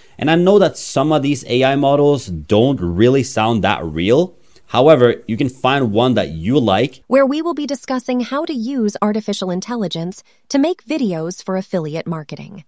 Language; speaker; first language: English; non-native, fluent; Norwegian